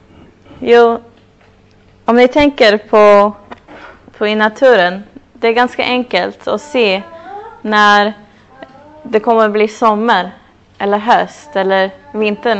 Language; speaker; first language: Swedish; non-native, fluent; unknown